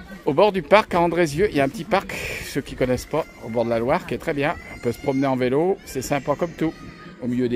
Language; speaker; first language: French; native; French